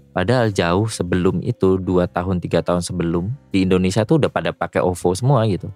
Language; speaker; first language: Indonesian; native; Indonesian